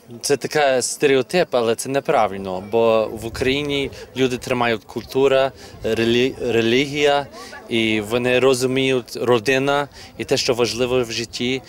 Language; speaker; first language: Ukrainian; early bilingual, heritage; Ukrainian